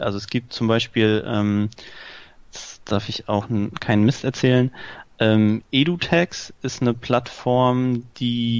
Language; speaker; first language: German; native; German